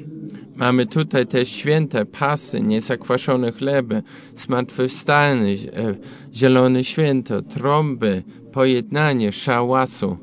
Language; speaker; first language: Polish; non-native, fluent; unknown